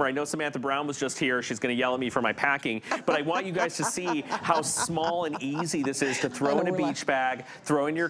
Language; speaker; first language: English; native; English